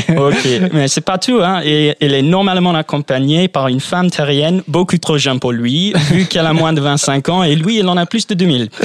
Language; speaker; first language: French; non-native, fluent; English